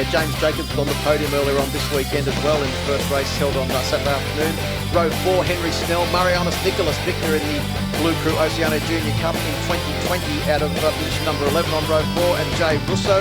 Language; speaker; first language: English; native; English